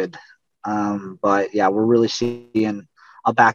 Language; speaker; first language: English; native; English